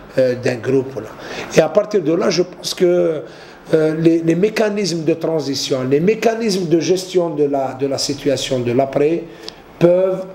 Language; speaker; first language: French; non-native, local second language; Arabic